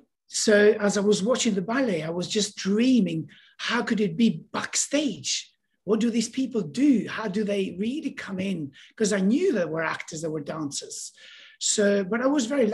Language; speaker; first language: English; non-native, fluent; Albanian